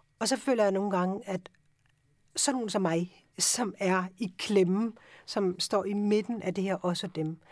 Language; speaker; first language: Danish; early bilingual, other home language; Urdu